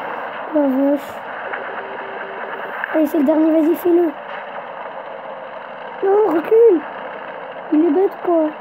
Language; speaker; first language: French; native; French